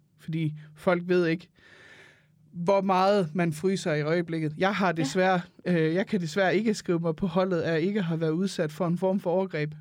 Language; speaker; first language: Danish; native; Danish